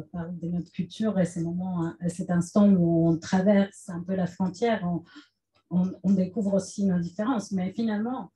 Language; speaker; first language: French; non-native, fluent; Spanish